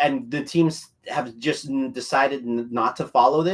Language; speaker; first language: English; native; English